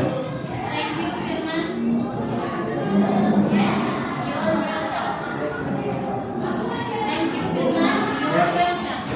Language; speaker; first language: English; non-native, local second language; Indonesian